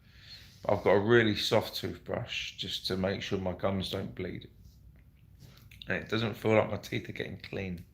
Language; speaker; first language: English; native; English